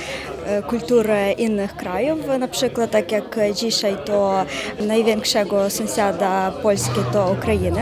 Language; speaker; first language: Polish; non-native, fluent; Ukrainian